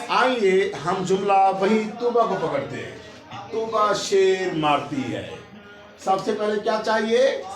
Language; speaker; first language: Urdu; non-native, local second language; Saraiki